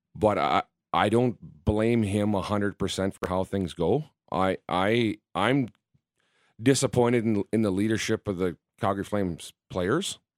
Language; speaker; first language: English; native; English